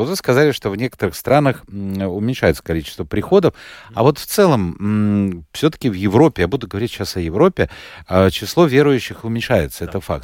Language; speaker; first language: Russian; native; Russian